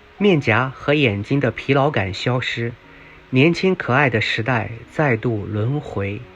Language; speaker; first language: Chinese; native; Chinese